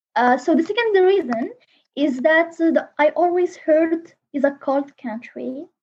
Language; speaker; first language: English; non-native, learner; Arabic